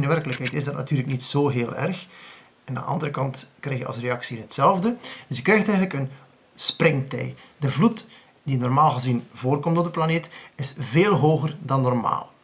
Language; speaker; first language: Dutch; native; Dutch